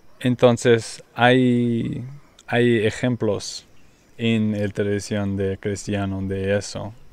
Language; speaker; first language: Spanish; non-native, learner; English